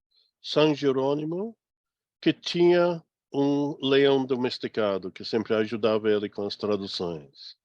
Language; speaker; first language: Portuguese; non-native, fluent; English